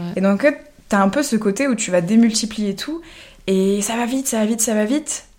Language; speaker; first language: French; native; French